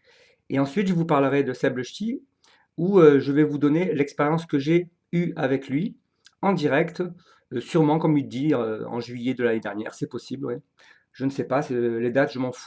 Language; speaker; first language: French; native; French